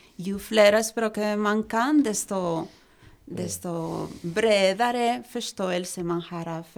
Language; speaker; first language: Swedish; non-native, fluent; Spanish